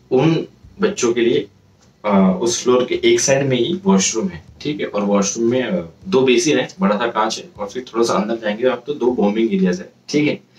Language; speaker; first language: Hindi; native; Hindi